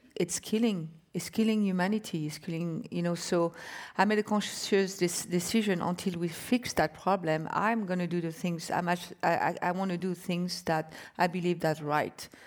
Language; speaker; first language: English; non-native, fluent; French